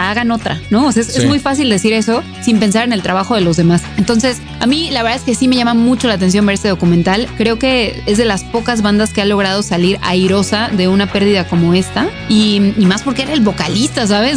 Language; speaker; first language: Spanish; native; Spanish